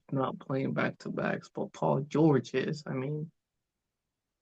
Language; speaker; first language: English; native; English